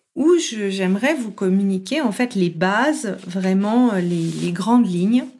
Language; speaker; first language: French; native; French